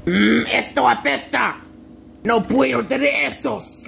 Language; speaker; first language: Spanish; non-native, learner; English